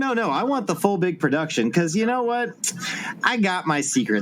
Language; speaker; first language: English; native; English